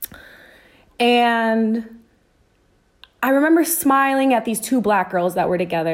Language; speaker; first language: English; native; English